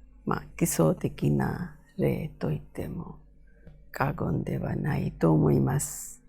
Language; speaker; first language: Japanese; non-native, fluent; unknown